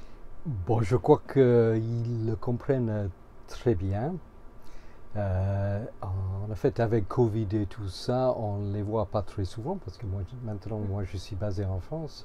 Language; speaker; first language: French; non-native, fluent; English